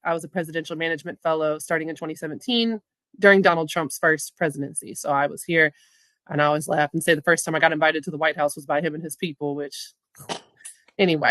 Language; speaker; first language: English; native; English